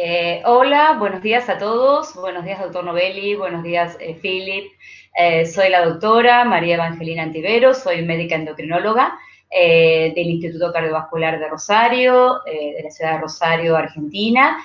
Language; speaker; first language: Spanish; native; Spanish